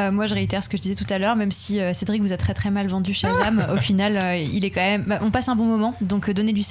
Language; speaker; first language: French; native; French